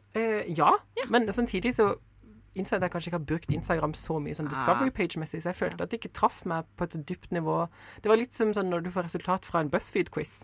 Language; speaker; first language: Norwegian; native; Norwegian